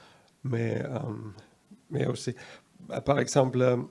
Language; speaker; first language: French; non-native, fluent; German